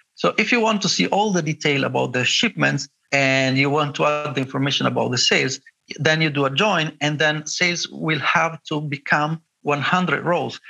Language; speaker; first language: English; non-native, fluent; Italian